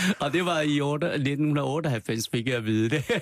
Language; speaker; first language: Danish; non-native, learner; Chinese